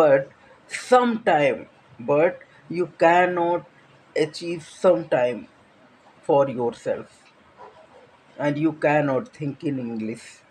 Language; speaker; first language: English; non-native, learner; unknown